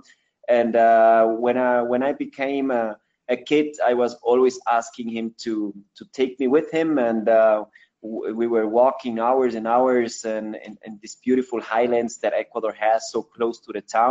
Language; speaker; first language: English; non-native, fluent; Spanish